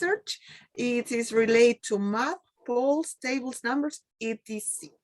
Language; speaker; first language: English; non-native, learner; Spanish